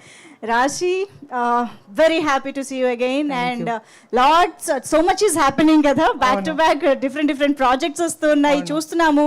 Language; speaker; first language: Telugu; native; Telugu